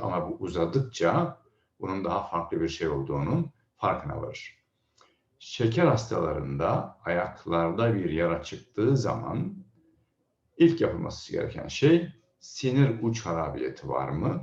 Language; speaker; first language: Turkish; native; Turkish